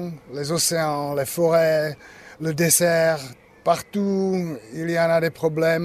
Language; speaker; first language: French; non-native, learner; Czech